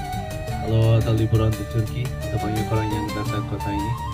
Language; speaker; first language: Indonesian; non-native, fluent; Turkish